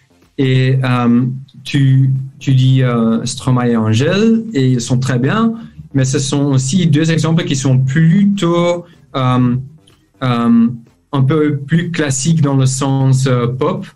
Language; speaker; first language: French; non-native, local second language; Dutch